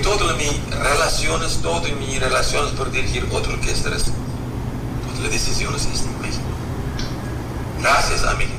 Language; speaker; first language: Spanish; non-native, learner; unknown